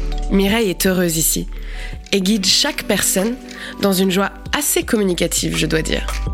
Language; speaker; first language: French; native; French